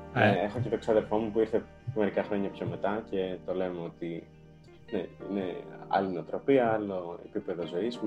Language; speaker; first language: Greek; early bilingual, other home language; Ukrainian